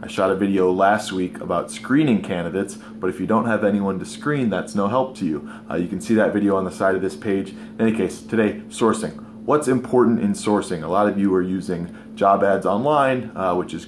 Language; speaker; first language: English; native; English